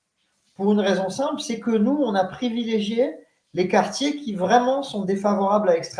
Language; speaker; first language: French; native; French